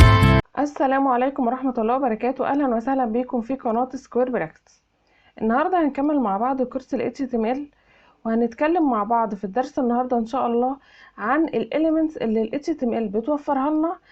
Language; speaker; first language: Arabic; native; Arabic